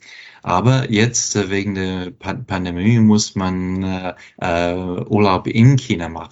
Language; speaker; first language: German; non-native, fluent; English